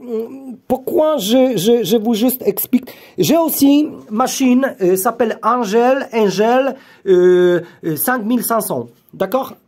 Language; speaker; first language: French; non-native, learner; Polish